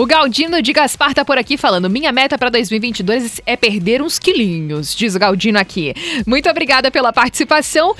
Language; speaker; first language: Portuguese; native; Portuguese